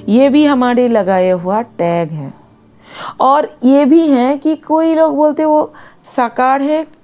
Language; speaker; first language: Hindi; non-native, local second language; Bangla